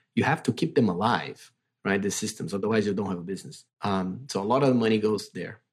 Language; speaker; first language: English; non-native, fluent; Portuguese